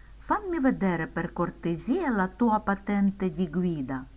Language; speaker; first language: Italian; non-native, fluent; Ukrainian